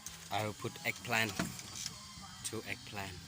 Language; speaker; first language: English; non-native, learner; Lao